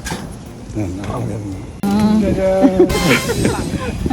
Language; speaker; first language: Japanese; native; Japanese